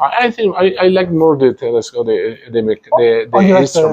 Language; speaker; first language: English; non-native, learner; Spanish